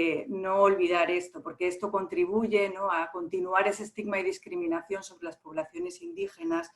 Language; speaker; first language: Spanish; native; Spanish